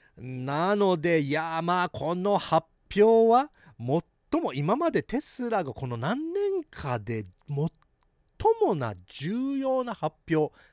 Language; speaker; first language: Japanese; early bilingual, heritage; Japanese